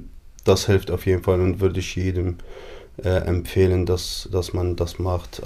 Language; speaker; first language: German; non-native, fluent; Arabic